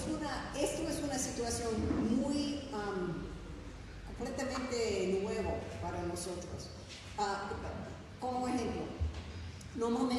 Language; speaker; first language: Spanish; non-native, fluent; English